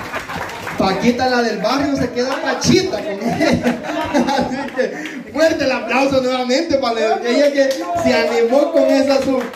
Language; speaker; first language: Spanish; native; Spanish